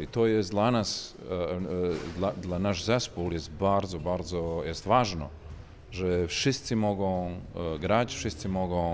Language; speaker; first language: Polish; non-native, learner; Serbian